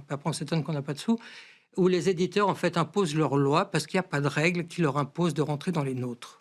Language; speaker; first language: French; native; French